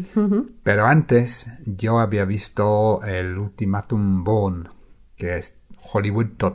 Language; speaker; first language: Spanish; non-native, fluent; English